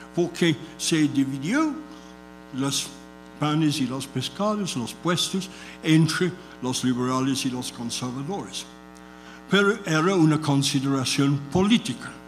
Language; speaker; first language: Spanish; non-native, fluent; English